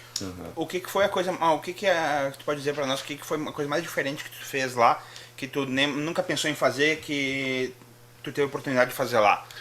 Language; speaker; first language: Portuguese; native; Portuguese